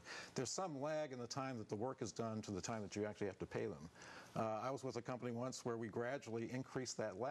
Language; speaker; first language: English; native; English